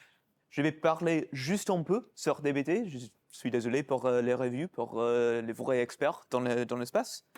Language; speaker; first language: French; non-native, fluent; English